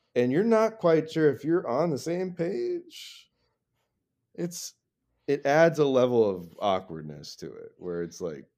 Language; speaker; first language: English; native; English